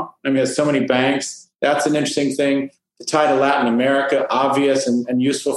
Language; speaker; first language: English; native; English